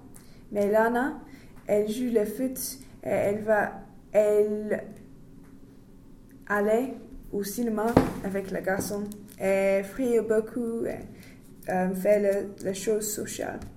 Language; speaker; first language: French; non-native, learner; English